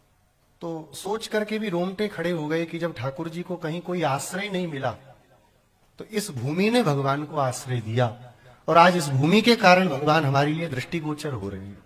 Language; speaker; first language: Hindi; native; Hindi